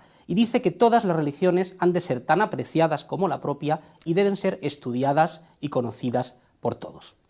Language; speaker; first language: Spanish; native; Spanish